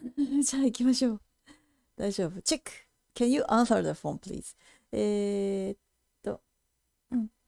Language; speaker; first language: Japanese; native; Japanese